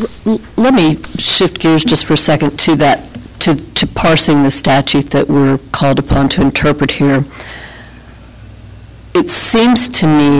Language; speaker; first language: English; native; English